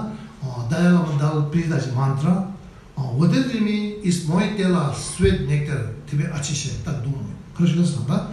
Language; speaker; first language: Russian; non-native, learner; Tibetan